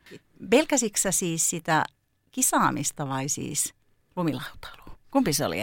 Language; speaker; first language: Finnish; native; Finnish